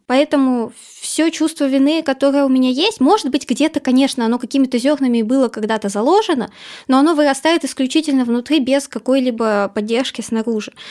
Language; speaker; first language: Russian; native; Russian